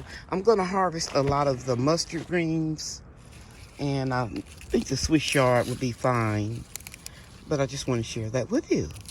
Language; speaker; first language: English; native; English